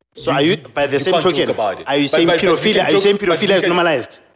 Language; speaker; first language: English; non-native, local second language; Southern Sotho